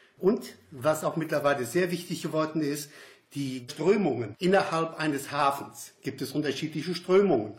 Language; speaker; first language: German; native; German